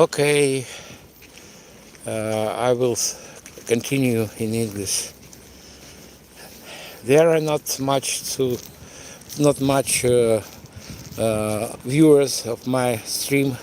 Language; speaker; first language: English; non-native, fluent; Russian